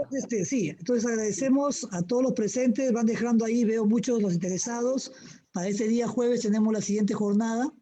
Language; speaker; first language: Spanish; native; Spanish